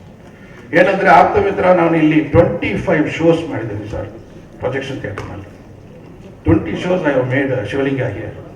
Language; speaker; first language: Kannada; non-native, learner; Tamil